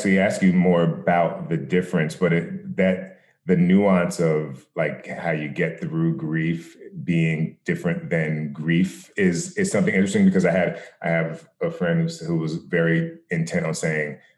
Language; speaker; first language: English; native; English